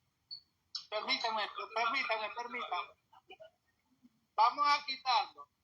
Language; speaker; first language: Spanish; native; Spanish